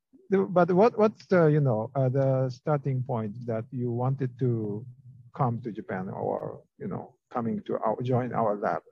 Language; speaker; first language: English; non-native, fluent; Japanese